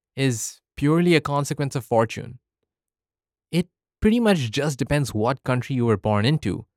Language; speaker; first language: English; early bilingual, other home language; Arabic